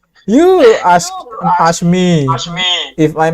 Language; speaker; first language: English; non-native, learner; Indonesian